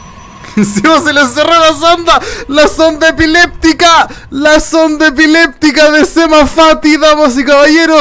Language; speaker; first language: Spanish; native; Spanish